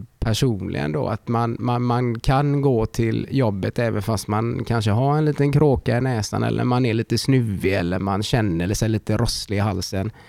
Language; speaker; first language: Swedish; early bilingual, other home language; Finnish